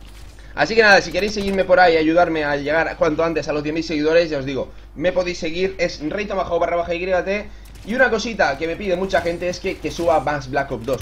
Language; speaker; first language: Spanish; native; Spanish